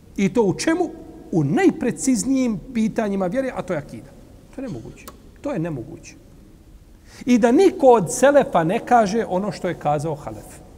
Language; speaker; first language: Bosnian; native; Bosnian